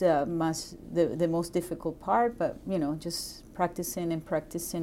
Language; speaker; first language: English; non-native, fluent; Spanish